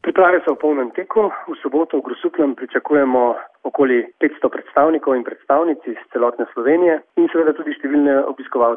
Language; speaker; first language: Slovenian; native; Slovenian